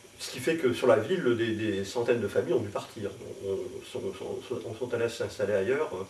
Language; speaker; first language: French; native; French